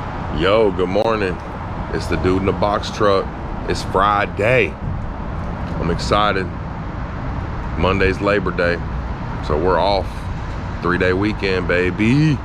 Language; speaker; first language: English; native; English